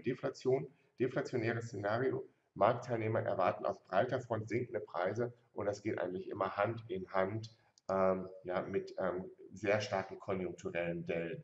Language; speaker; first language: German; native; German